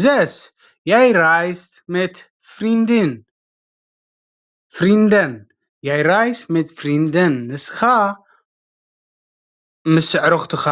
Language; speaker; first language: Dutch; non-native, fluent; Tigrinya